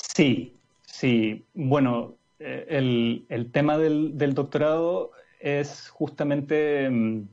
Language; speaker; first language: Spanish; native; Spanish